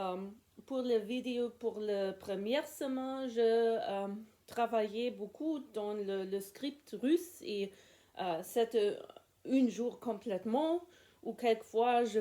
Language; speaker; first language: French; non-native, learner; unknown